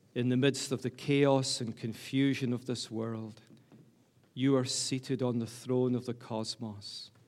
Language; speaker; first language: English; native; English